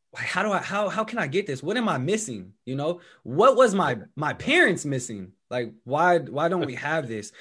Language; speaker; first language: English; native; English